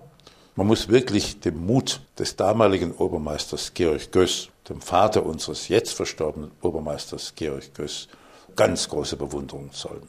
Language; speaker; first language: German; native; German